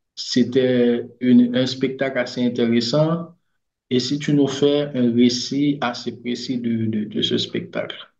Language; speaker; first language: French; non-native, local second language; Haitian Creole